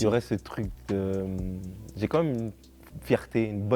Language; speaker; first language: French; native; French